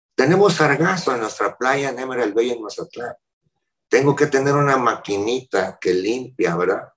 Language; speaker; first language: Spanish; native; Spanish